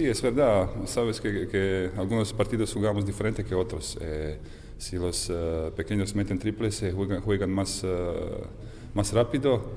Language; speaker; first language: Spanish; non-native, fluent; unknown